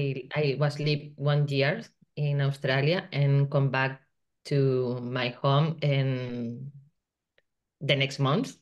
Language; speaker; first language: English; non-native, learner; Spanish